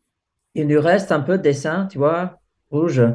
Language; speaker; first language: French; non-native, fluent; English